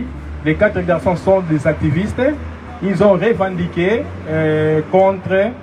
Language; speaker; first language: French; non-native, fluent; Portuguese